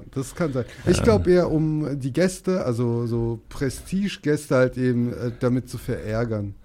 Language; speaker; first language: German; native; German